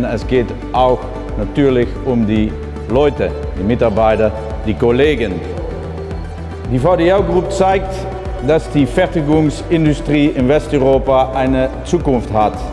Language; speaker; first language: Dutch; non-native, learner; German